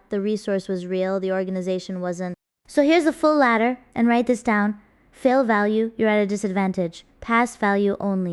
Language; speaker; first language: English; native; English